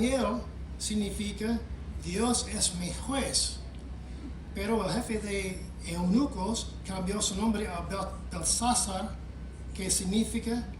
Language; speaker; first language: Spanish; non-native, fluent; English